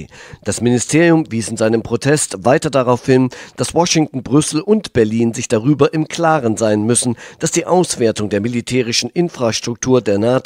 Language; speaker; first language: German; native; German